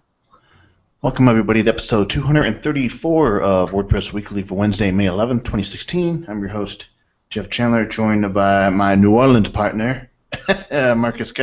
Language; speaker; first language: English; native; English